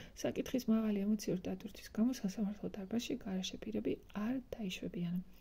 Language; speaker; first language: English; non-native, fluent; Georgian